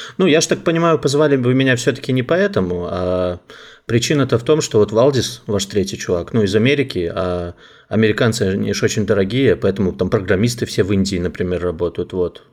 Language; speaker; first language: Russian; native; Russian